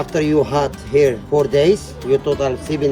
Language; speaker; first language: English; non-native, learner; Arabic